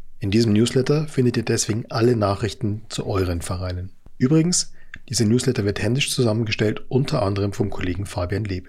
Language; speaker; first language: German; native; German